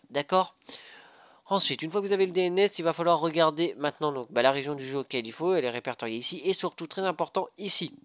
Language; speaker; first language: French; native; French